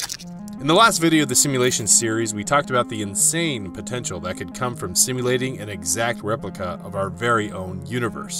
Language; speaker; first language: English; native; English